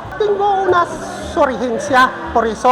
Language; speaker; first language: Spanish; non-native, fluent; Filipino